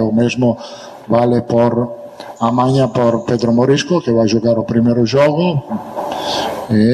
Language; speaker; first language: Portuguese; non-native, learner; Italian